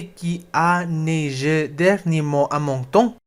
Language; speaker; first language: French; non-native, learner; Spanish